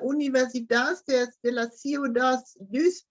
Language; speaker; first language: Spanish; non-native, learner; German